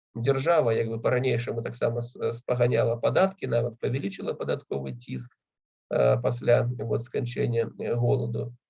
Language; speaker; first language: Belarusian; native; Belarusian